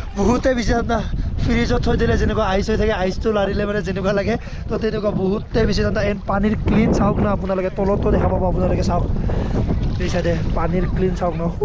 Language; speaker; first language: Assamese; non-native, local second language; Bodo